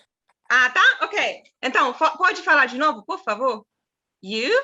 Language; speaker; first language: Portuguese; non-native, fluent; German